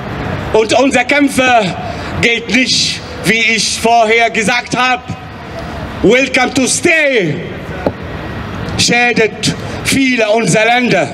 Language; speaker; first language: German; non-native, fluent; Arabic